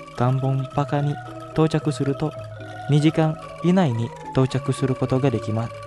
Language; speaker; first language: Japanese; non-native, fluent; Indonesian